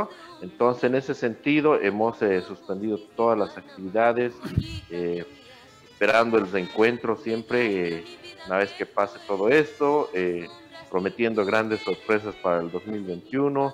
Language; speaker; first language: Spanish; native; Spanish